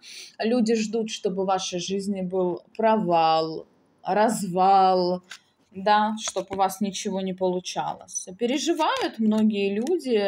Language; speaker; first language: Russian; native; Russian